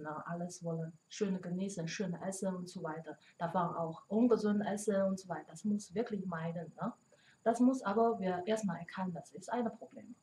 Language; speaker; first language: German; non-native, learner; Chinese